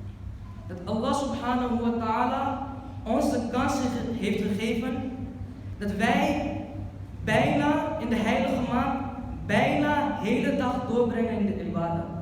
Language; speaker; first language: Dutch; early bilingual, other home language; Urdu